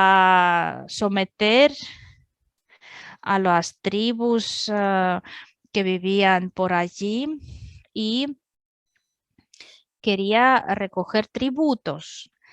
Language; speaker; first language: Spanish; non-native, fluent; Russian